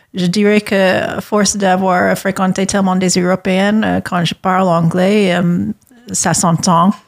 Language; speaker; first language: French; non-native, fluent; English